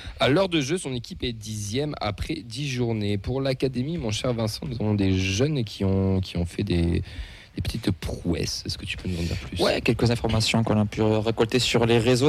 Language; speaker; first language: French; native; French